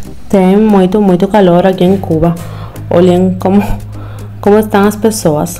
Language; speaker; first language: Portuguese; non-native, learner; Spanish